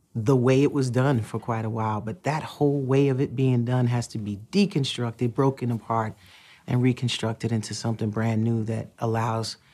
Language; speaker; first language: English; native; English